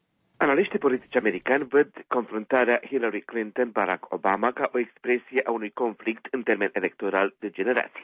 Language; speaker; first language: Romanian; native; Romanian